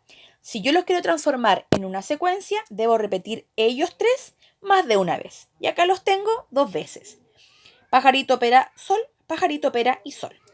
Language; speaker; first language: Spanish; native; Spanish